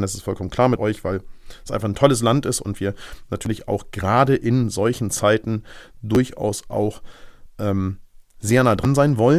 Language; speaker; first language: German; native; German